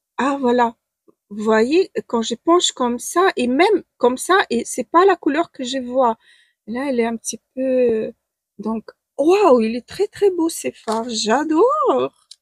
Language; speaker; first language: French; non-native, fluent; Ukrainian